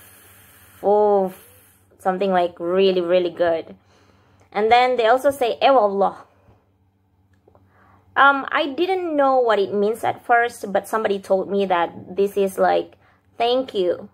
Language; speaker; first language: English; non-native, fluent; Indonesian